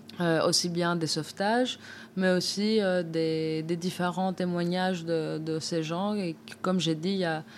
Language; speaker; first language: French; non-native, fluent; Greek